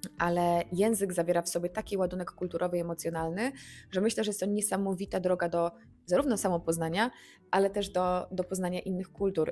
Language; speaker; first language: Polish; native; Polish